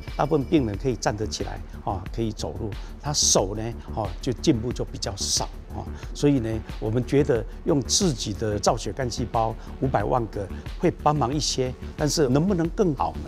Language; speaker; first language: Chinese; native; Chinese